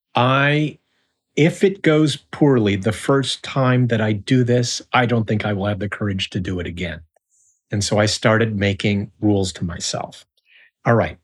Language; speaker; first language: English; native; English